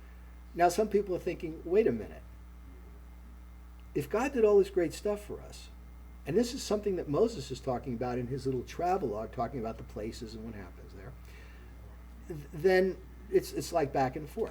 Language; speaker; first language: English; native; English